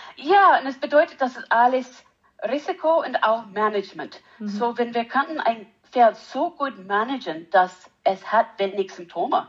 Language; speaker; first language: German; non-native, learner; English